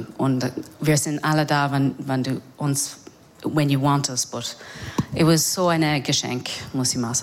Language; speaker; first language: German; non-native, learner; English